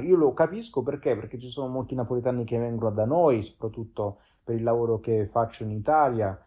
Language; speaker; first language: Italian; native; Italian